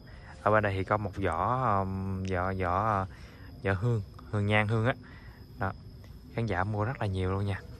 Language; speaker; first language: Vietnamese; native; Vietnamese